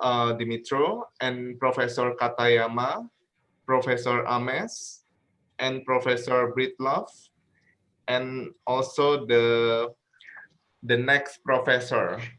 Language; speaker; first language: English; non-native, learner; Indonesian